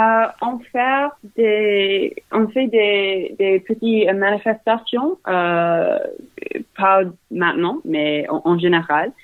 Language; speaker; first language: French; non-native, learner; English